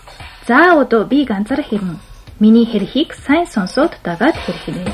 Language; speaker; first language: Mongolian; non-native, fluent; Japanese